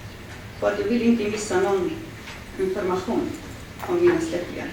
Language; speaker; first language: Swedish; early bilingual, other home language; Assyrian Neo-Aramaic